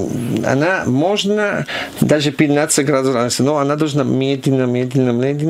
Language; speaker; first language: Russian; non-native, learner; Italian